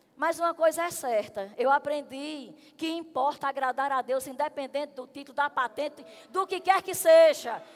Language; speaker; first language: Portuguese; native; Portuguese